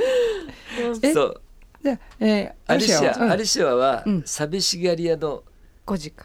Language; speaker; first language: Japanese; native; Japanese